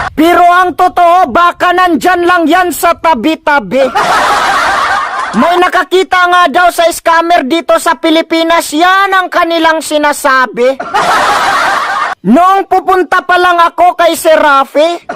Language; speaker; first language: Filipino; non-native, local second language; Masbatenyo